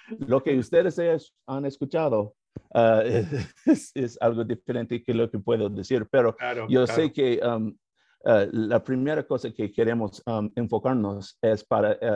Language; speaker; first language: Spanish; non-native, learner; English